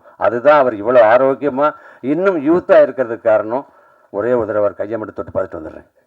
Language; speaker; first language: Tamil; native; Tamil